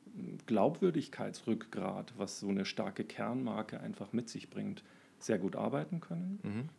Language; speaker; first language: German; native; German